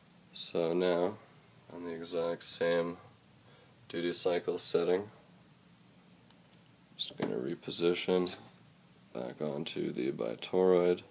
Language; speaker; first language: English; native; English